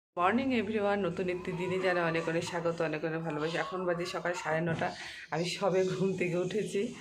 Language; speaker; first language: Bangla; non-native, local second language; Garo